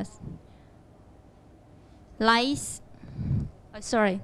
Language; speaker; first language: English; non-native, learner; Thai